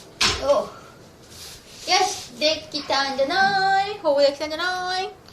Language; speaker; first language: Japanese; native; Japanese